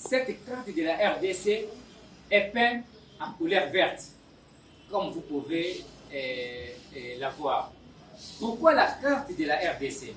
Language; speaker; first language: French; non-native, local second language; Lingala